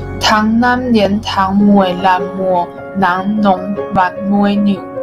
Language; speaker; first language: Vietnamese; non-native, learner; Chinese